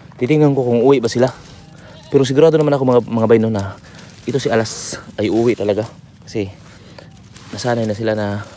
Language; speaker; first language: Filipino; non-native, local second language; Cebuano